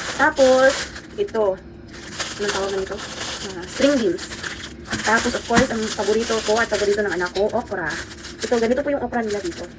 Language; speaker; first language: Filipino; non-native, local second language; Cebuano